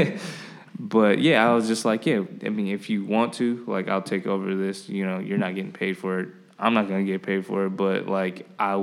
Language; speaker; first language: English; native; English